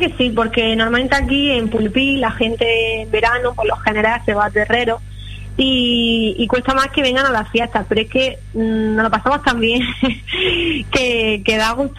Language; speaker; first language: Spanish; native; Spanish